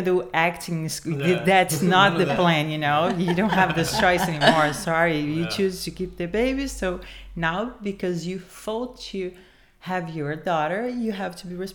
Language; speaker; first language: English; non-native, fluent; Portuguese